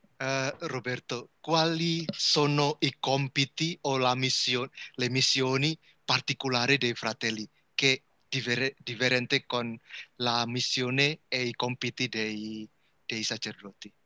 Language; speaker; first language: Italian; non-native, learner; Indonesian